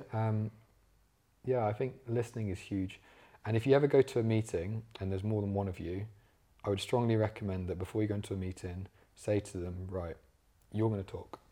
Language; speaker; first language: English; native; English